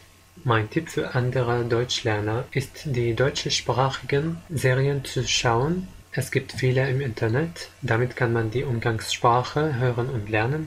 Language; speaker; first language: German; non-native, fluent; Arabic